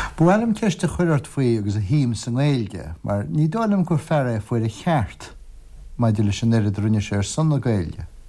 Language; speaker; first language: Irish; native; Irish